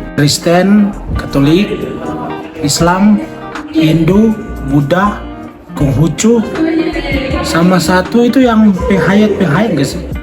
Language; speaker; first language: Indonesian; native; Indonesian